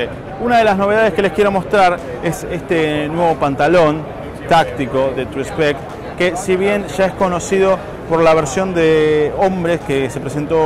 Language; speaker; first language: Spanish; native; Spanish